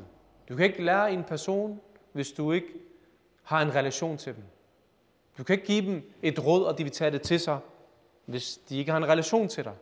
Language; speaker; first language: Danish; early bilingual, other home language; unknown